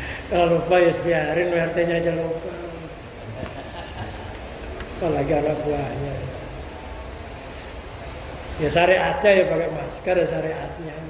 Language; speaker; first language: Indonesian; native; Indonesian